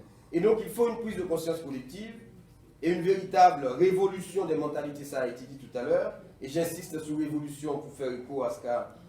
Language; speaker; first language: French; non-native, local second language; Haitian Creole